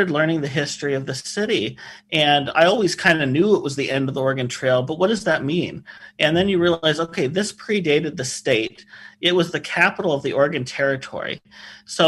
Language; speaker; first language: English; native; English